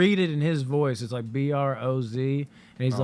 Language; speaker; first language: English; native; English